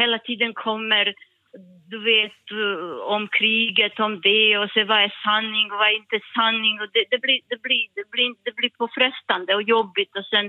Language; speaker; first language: Swedish; non-native, learner; Bosnian